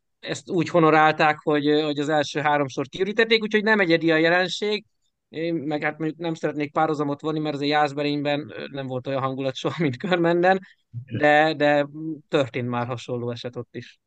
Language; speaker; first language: Hungarian; native; Hungarian